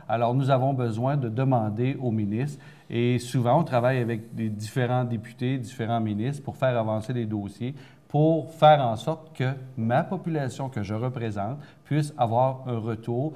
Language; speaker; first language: French; native; French